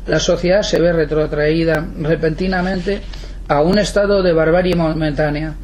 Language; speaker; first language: Spanish; non-native, local second language; Basque